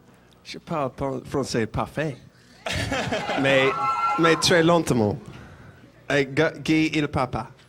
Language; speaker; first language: French; non-native, learner; English